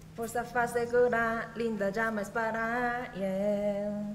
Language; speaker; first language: Portuguese; non-native, learner; Korean